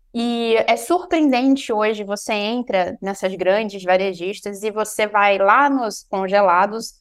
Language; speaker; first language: Portuguese; native; Portuguese